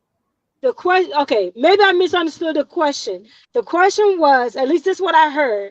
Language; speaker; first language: English; native; English